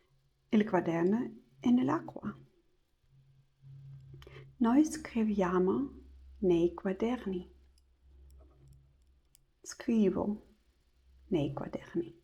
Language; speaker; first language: Italian; non-native, learner; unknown